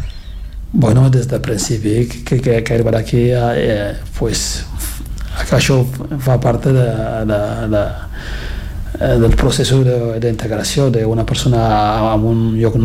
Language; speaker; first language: Catalan; non-native, fluent; Fula